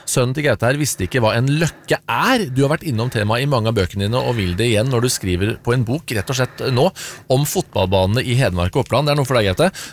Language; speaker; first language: Norwegian; native; Norwegian